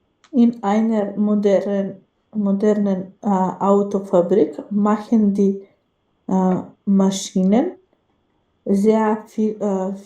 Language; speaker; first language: German; non-native, learner; Macedonian